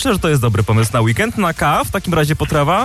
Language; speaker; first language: Polish; native; Polish